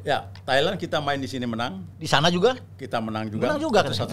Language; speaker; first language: Indonesian; native; Indonesian